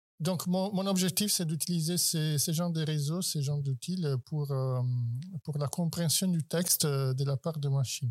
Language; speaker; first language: French; non-native, fluent; Italian